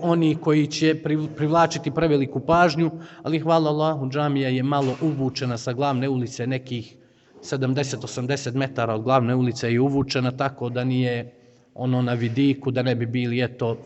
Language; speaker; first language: Bosnian; native; Bosnian